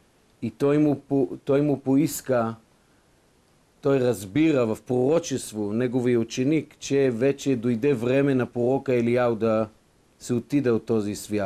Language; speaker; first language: Bulgarian; non-native, fluent; Hebrew